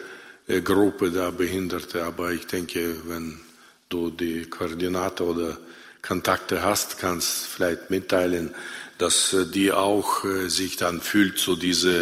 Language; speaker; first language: German; non-native, fluent; Russian